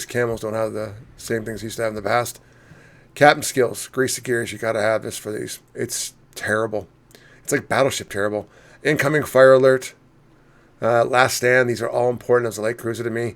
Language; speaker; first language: English; native; English